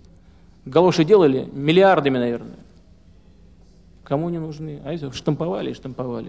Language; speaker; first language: Russian; native; Russian